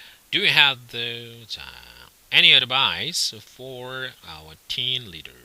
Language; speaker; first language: English; non-native, fluent; Korean